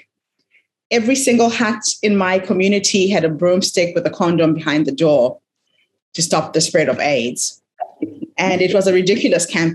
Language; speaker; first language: English; non-native, local second language; Shona